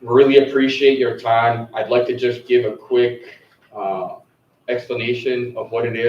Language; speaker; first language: English; early bilingual, other home language; Arabic